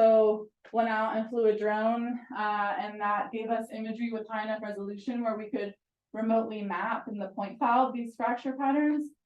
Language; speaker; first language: English; native; English